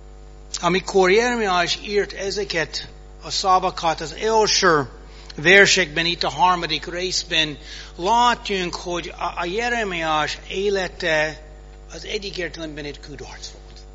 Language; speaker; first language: Hungarian; non-native, fluent; English